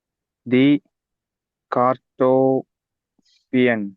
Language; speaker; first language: German; non-native, learner; Tamil